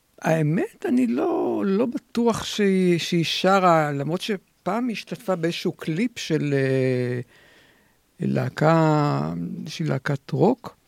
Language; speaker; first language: Hebrew; native; Hebrew